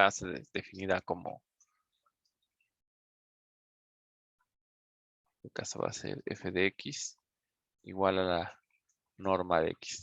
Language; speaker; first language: Spanish; native; Spanish